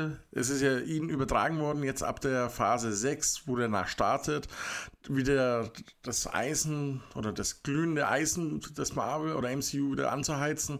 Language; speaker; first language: German; native; German